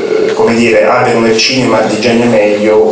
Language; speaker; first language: Italian; native; Italian